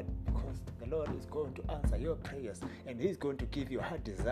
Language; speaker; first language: English; non-native, local second language; Tswana